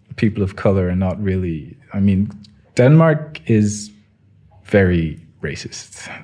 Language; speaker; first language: English; non-native, local second language; Tswana